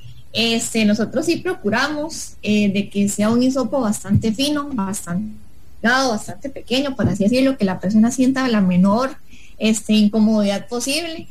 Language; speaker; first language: Spanish; native; Spanish